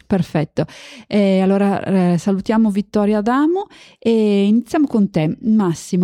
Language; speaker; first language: Italian; native; Italian